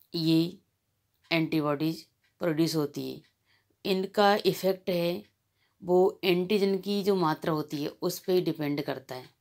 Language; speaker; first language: Hindi; native; Hindi